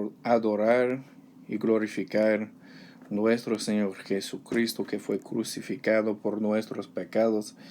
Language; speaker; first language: Spanish; non-native, learner; English